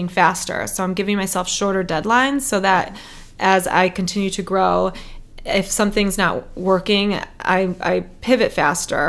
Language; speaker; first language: English; native; English